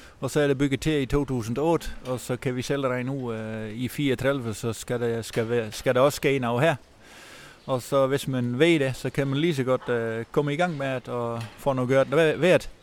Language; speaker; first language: Danish; non-native, fluent; Dutch